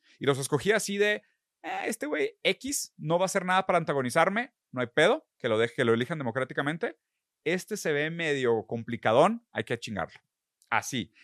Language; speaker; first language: Spanish; early bilingual, other home language; Portuguese